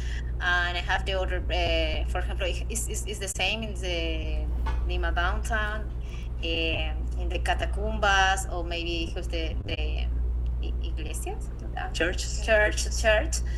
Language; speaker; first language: English; non-native, learner; Spanish